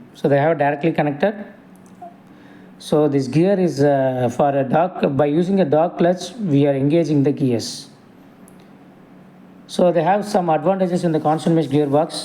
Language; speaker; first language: English; non-native, local second language; Tamil